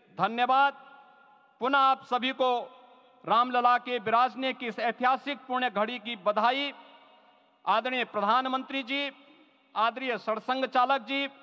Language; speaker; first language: Hindi; native; Hindi